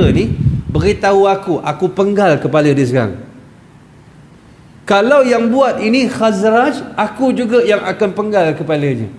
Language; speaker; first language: Malay; native; Malay